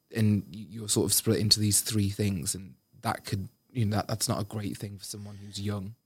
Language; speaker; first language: English; native; English